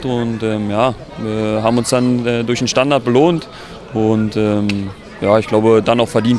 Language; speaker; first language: German; native; German